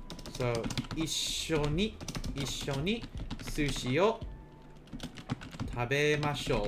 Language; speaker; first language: Japanese; non-native, fluent; English